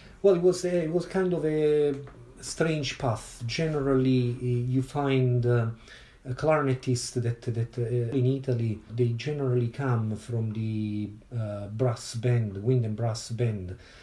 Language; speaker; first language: English; non-native, fluent; Italian